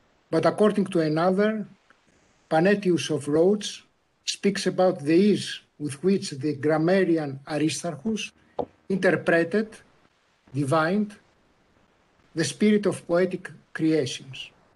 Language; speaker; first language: English; non-native, fluent; Greek